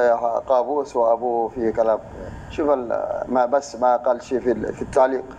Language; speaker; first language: Arabic; native; Arabic